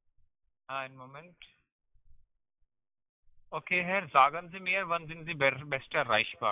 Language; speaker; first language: German; non-native, learner; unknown